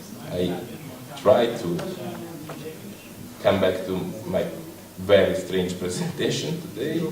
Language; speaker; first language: English; non-native, learner; Italian